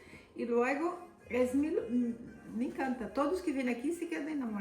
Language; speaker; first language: Spanish; non-native, fluent; Portuguese